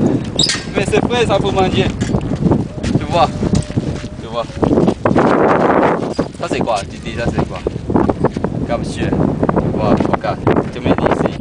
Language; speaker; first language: French; non-native, learner; Chinese